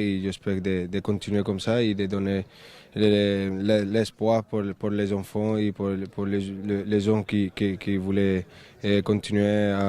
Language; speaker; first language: French; non-native, fluent; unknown